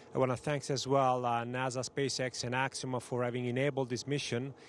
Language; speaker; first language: English; non-native, fluent; Italian